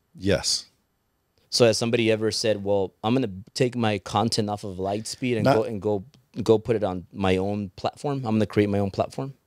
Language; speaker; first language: English; early bilingual, other home language; Spanish